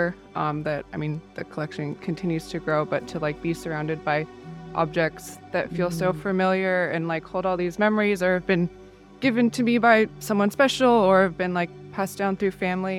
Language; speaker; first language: English; native; English